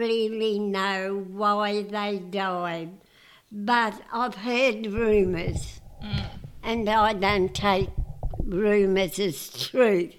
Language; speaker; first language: English; native; English